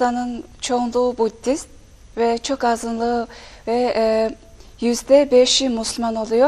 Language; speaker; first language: Turkish; non-native, fluent; Mongolian